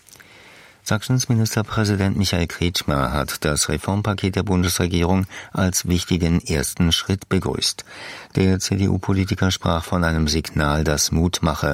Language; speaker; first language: German; native; German